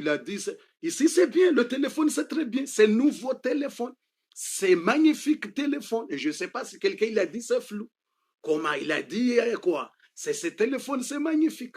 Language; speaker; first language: French; non-native, fluent; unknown